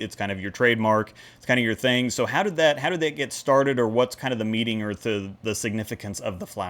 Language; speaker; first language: English; native; English